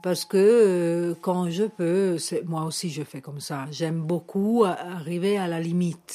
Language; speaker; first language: French; non-native, fluent; Italian